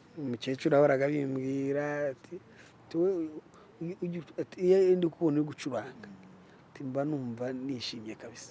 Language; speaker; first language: Kinyarwanda; early bilingual, other home language; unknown